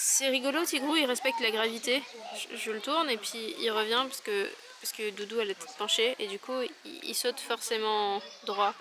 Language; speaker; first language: French; native; French